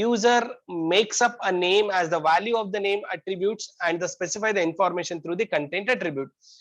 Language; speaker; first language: English; non-native, local second language; Kannada